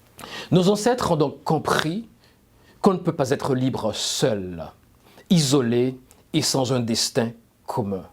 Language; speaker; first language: French; non-native, local second language; Haitian Creole